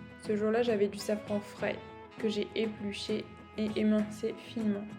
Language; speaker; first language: French; native; French